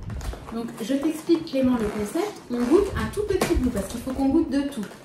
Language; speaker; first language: French; native; French